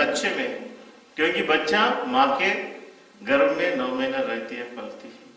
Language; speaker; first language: Hindi; non-native, local second language; Tamil